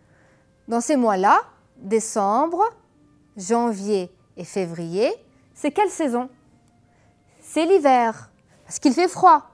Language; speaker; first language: French; non-native, fluent; Arabic